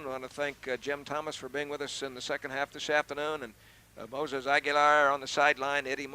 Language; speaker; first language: English; native; English